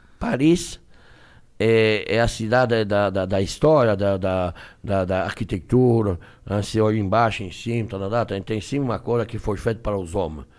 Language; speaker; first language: Portuguese; non-native, fluent; French